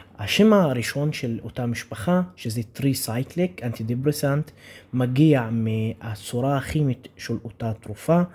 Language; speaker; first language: Hebrew; non-native, local second language; Arabic